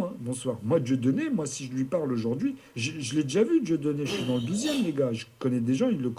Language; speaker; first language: French; native; French